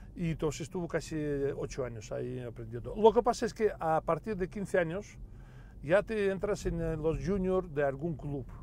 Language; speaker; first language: Spanish; non-native, fluent; Russian